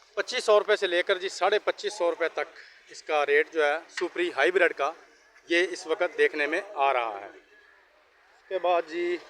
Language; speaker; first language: Urdu; non-native, local second language; Punjabi